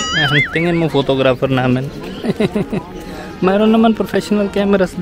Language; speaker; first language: Filipino; non-native, learner; Hindi